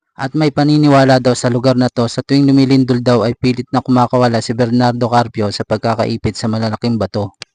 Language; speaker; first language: Filipino; native; Filipino